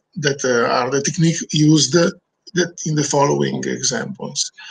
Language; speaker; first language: English; non-native, learner; Italian